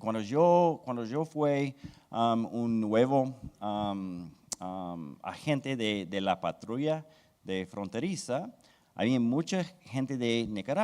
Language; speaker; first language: Spanish; non-native, fluent; English